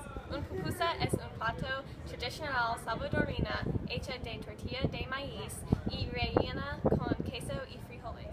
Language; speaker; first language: Spanish; non-native, learner; English